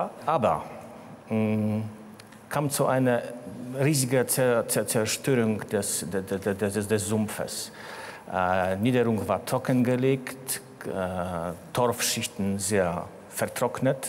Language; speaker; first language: German; non-native, fluent; Polish